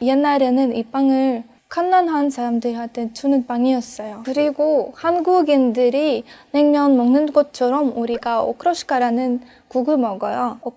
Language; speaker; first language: Korean; non-native, fluent; Russian